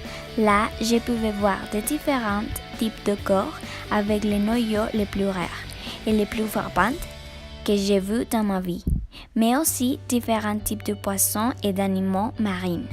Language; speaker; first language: French; non-native, learner; Spanish